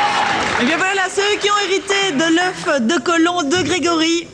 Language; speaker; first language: French; native; French